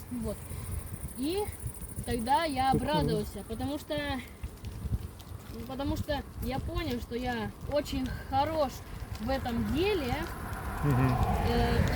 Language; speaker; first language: Russian; early bilingual, other home language; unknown